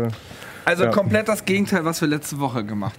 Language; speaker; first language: German; native; German